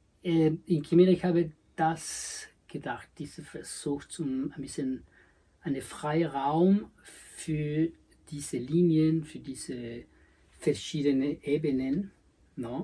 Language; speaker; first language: German; non-native, learner; Spanish